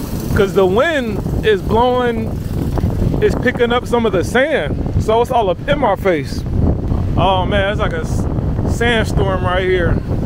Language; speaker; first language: English; native; English